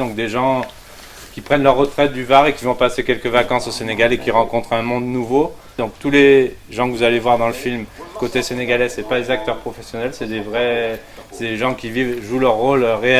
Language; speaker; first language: French; native; French